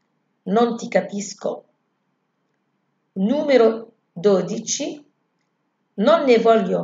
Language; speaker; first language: Italian; non-native, learner; Arabic